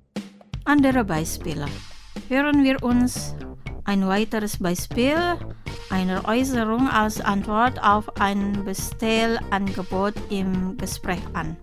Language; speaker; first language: German; non-native, fluent; Indonesian